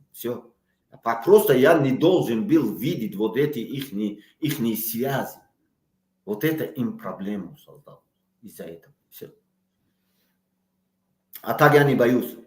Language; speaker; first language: Russian; non-native, local second language; Tajik